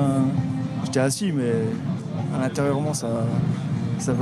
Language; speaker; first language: French; native; French